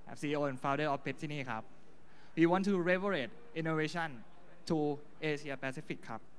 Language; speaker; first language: English; non-native, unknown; Thai